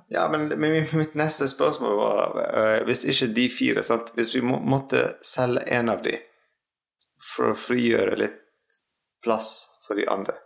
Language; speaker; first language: Norwegian; non-native, fluent; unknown